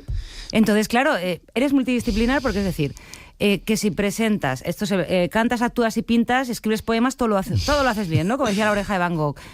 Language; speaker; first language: Spanish; native; Spanish